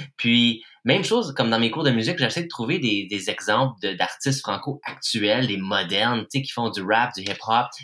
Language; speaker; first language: French; native; French